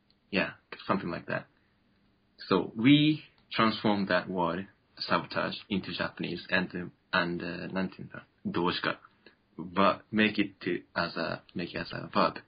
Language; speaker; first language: English; non-native, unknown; Japanese